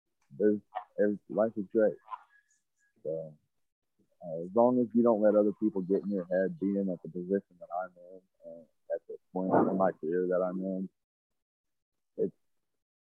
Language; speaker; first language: English; native; English